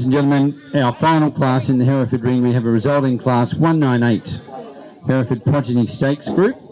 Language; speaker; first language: English; native; English